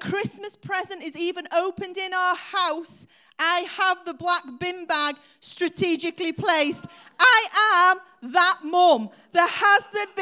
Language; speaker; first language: English; native; English